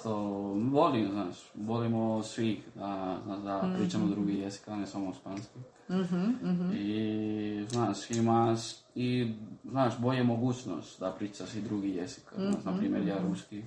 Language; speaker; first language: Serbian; early bilingual, heritage; Spanish